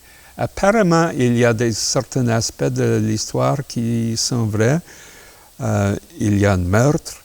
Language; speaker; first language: French; non-native, local second language; English